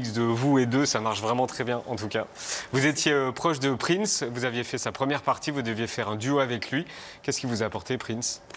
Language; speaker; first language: French; native; French